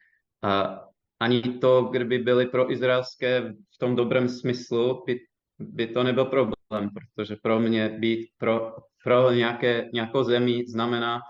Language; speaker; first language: Czech; non-native, fluent; English